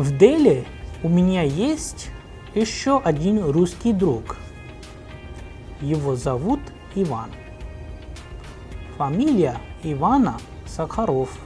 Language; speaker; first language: Russian; non-native, fluent; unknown